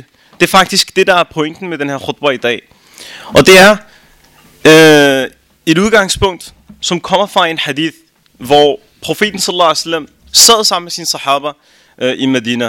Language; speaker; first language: Danish; early bilingual, other home language; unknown